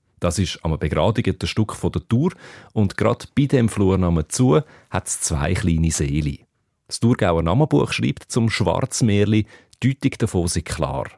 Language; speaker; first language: German; native; German